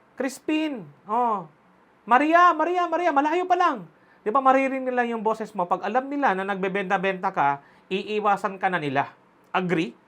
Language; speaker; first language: Filipino; non-native, local second language; Cebuano